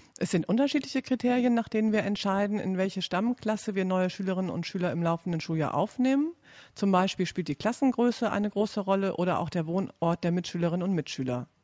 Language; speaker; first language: German; native; German